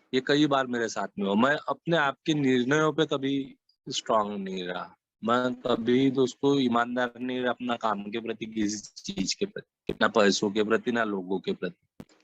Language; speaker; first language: Hindi; non-native, local second language; Marathi